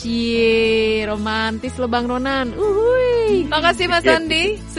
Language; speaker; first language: Indonesian; native; Indonesian